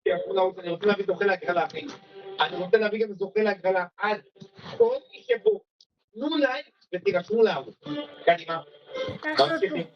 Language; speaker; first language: Hebrew; native; Hebrew